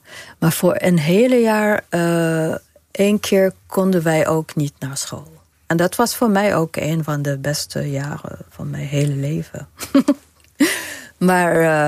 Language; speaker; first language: Dutch; non-native, fluent; Arabic